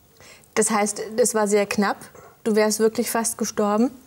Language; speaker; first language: German; native; German